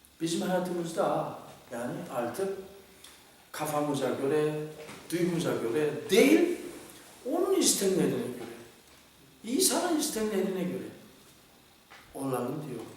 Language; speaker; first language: Turkish; non-native, fluent; Korean